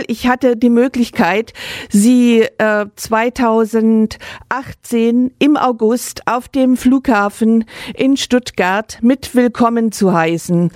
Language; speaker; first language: German; native; German